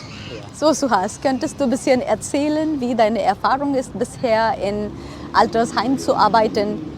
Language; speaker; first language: German; non-native, fluent; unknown